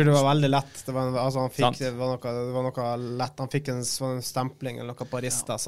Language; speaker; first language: Norwegian; native; Norwegian